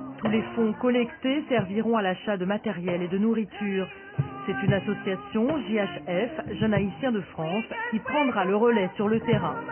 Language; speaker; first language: French; native; French